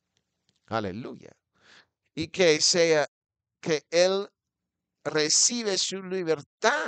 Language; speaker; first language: Spanish; non-native, fluent; English